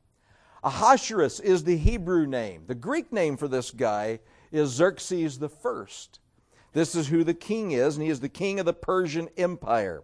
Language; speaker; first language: English; native; English